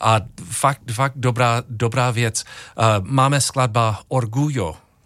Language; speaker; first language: Czech; non-native, fluent; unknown